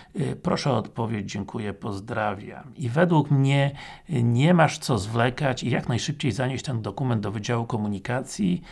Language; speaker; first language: Polish; native; Polish